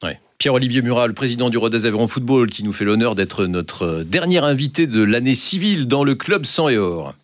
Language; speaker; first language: French; native; French